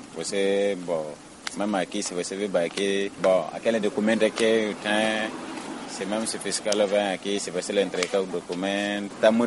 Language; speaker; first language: Portuguese; non-native, learner; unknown